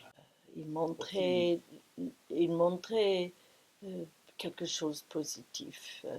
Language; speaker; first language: French; non-native, fluent; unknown